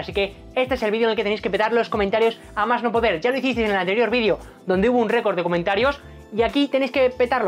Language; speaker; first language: Spanish; native; Spanish